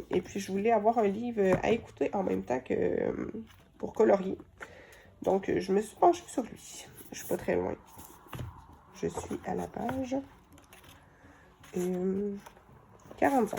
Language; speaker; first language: French; native; French